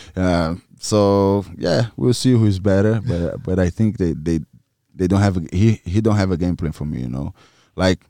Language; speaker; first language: English; non-native, fluent; Portuguese